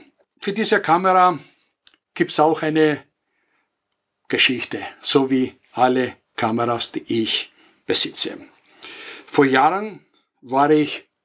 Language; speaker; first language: German; non-native, fluent; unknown